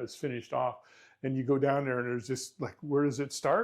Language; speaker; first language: English; native; English